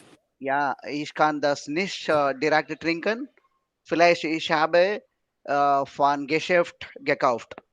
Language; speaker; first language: German; non-native, learner; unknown